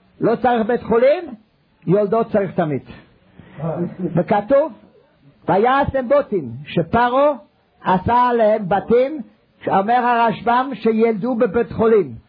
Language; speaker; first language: Hebrew; non-native, fluent; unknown